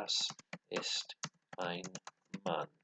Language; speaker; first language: German; non-native, learner; English